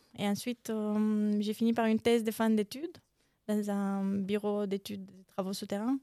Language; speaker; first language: French; non-native, fluent; Romanian